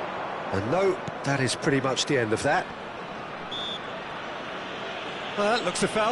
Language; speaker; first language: English; native; English